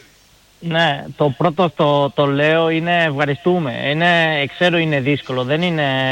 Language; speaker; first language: Greek; non-native, learner; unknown